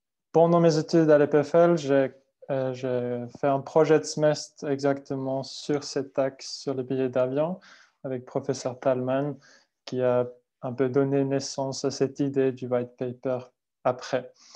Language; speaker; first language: French; non-native, fluent; Swiss German